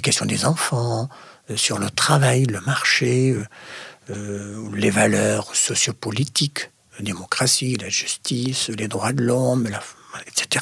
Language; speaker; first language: French; non-native, fluent; Arabic